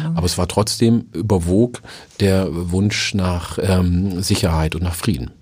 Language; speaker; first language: German; early bilingual, other home language; Oromo